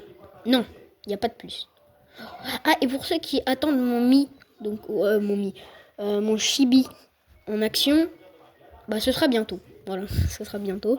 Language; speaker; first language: French; native; French